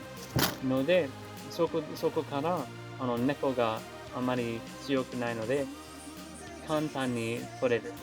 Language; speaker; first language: Japanese; non-native, learner; English